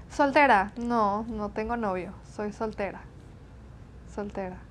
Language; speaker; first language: Spanish; native; Spanish